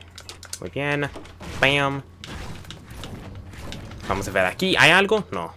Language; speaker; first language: Spanish; early bilingual, heritage; Spanish